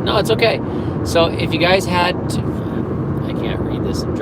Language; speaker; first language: English; native; English